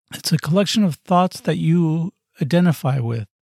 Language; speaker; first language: English; native; English